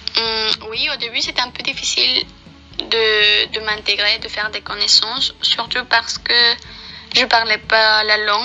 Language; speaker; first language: French; non-native, fluent; Spanish